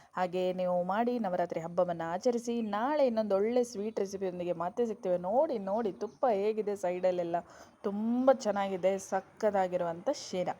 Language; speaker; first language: Kannada; native; Kannada